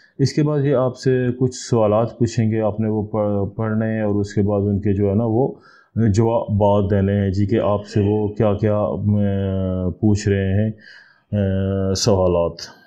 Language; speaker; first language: Urdu; non-native, local second language; Punjabi